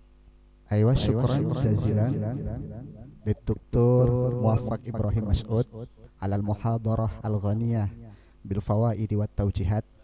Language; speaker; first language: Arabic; non-native, fluent; Indonesian